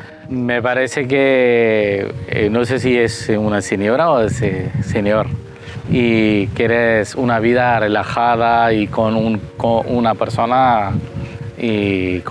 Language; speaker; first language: Spanish; non-native, fluent; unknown